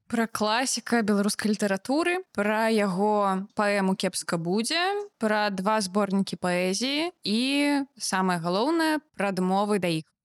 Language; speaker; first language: Belarusian; non-native, local second language; Russian